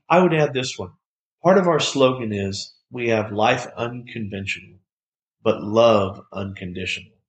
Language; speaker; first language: English; native; English